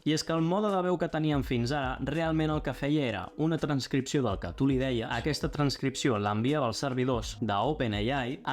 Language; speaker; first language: Catalan; native; Catalan